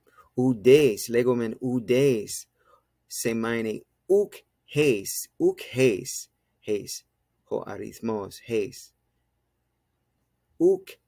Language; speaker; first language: Greek; non-native, fluent; English